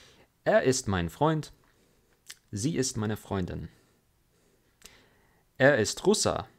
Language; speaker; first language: German; non-native, fluent; English